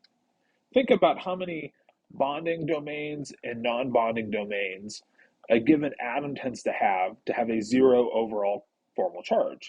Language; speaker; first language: English; native; English